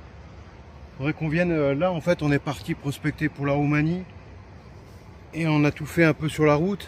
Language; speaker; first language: French; native; French